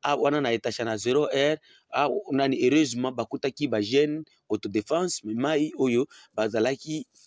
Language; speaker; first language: Lingala; non-native, local second language; Swahili